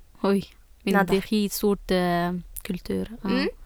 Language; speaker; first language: Swedish; non-native, fluent; Arabic